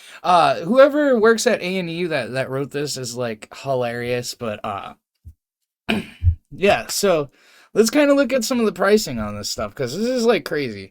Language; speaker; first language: English; native; English